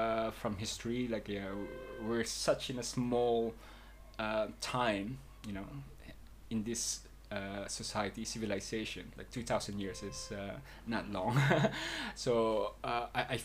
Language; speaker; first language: English; native; English